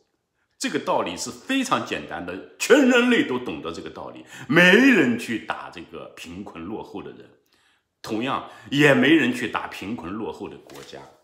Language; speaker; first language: Chinese; native; Chinese